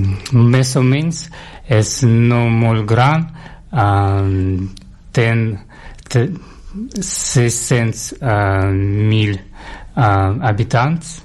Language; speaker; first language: Catalan; non-native, learner; Russian